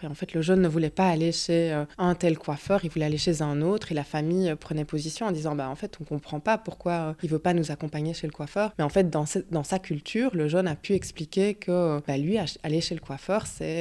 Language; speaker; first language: French; native; French